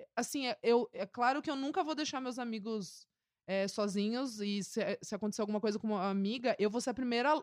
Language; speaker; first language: Portuguese; native; Portuguese